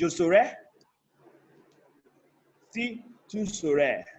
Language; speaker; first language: French; non-native, fluent; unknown